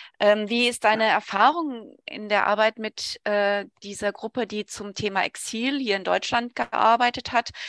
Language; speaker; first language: German; native; German